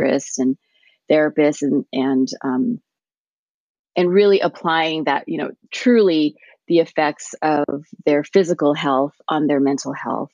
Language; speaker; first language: English; early bilingual, other home language; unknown